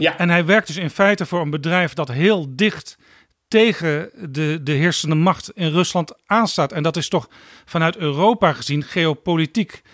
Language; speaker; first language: Dutch; native; Dutch